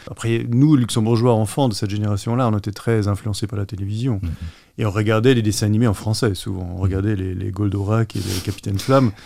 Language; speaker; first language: French; non-native, local second language; Luxembourgish